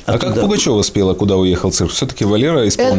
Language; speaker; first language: Russian; native; Russian